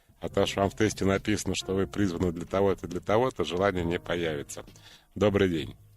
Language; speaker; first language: Russian; native; Russian